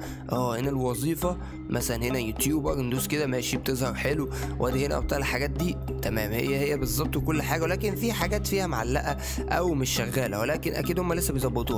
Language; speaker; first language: Arabic; native; Arabic